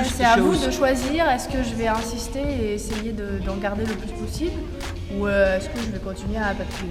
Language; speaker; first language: French; native; French